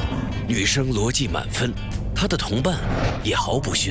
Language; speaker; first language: Chinese; native; Chinese